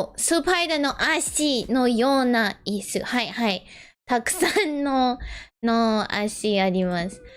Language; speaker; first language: Japanese; non-native, learner; English